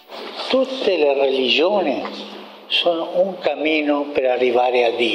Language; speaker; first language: Italian; non-native, fluent; Spanish